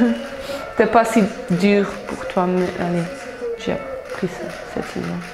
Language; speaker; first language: French; non-native, local second language; Dutch